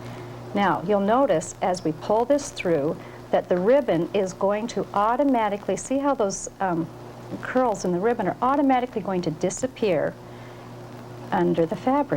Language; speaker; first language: English; native; English